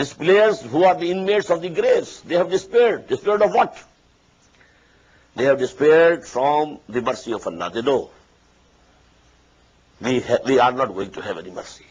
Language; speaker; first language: English; non-native, local second language; Urdu